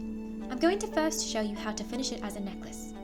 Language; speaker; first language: English; native; English